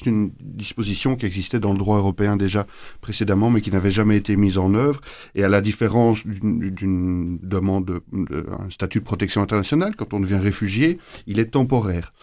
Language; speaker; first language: French; native; French